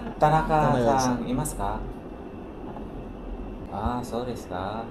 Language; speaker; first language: Japanese; non-native, learner; Filipino